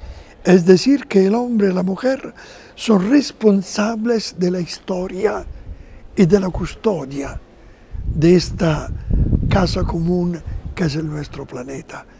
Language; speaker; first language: Spanish; non-native, fluent; Italian